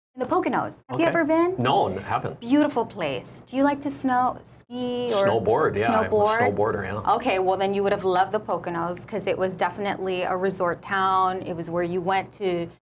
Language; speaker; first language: English; native; English